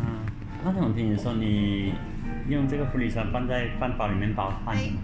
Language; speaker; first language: Chinese; native; Chinese